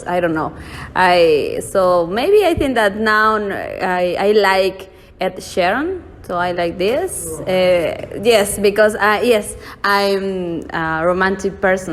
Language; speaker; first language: English; non-native, learner; Spanish